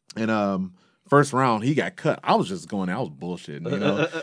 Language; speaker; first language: English; native; English